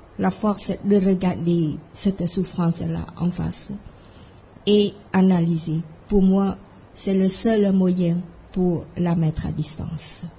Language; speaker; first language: French; non-native, fluent; Khmer